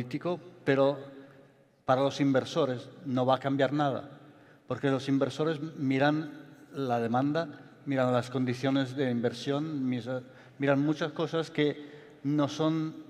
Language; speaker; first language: Spanish; non-native, fluent; Italian